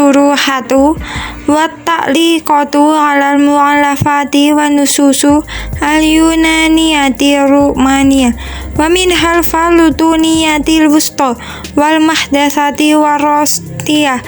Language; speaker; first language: Arabic; non-native, learner; Indonesian